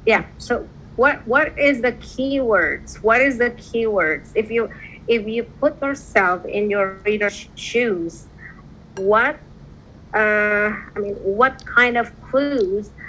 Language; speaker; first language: English; non-native, fluent; Indonesian